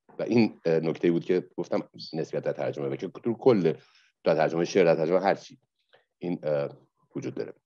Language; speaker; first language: Persian; native; Persian